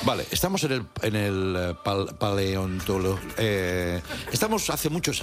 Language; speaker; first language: Spanish; native; Spanish